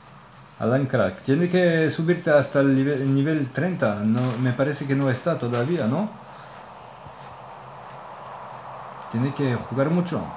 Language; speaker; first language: Spanish; non-native, learner; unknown